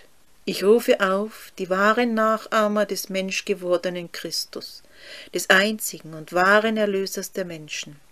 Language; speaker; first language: German; native; German